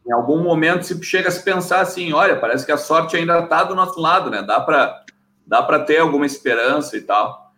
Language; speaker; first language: Portuguese; native; Portuguese